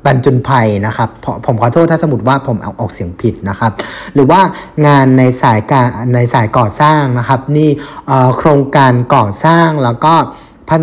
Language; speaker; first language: Thai; non-native, fluent; Vietnamese